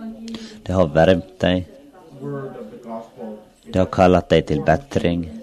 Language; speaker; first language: Swedish; non-native, local second language; Finnish